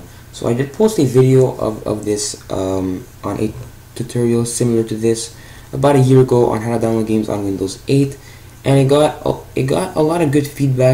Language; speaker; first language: English; native; English